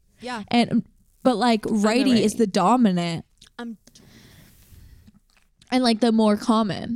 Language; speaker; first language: English; native; English